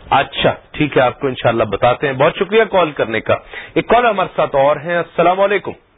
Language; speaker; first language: Urdu; native; Urdu